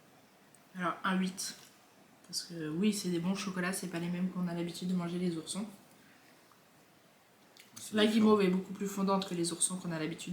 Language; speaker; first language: French; native; French